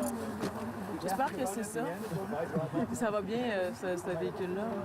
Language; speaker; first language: French; native; French